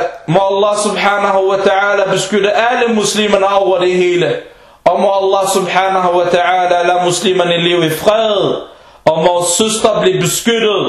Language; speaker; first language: Danish; non-native, fluent; Arabic